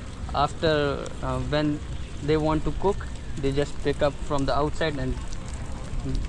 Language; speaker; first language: English; non-native, learner; Hindi